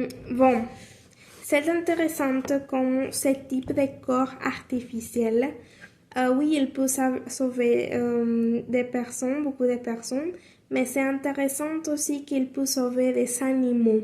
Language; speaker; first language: French; non-native, learner; Spanish